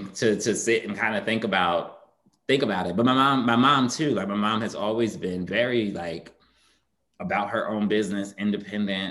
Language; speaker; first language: English; native; English